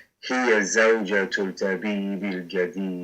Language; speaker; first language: Arabic; non-native, learner; English